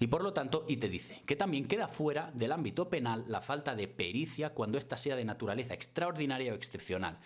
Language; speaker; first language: Spanish; native; Spanish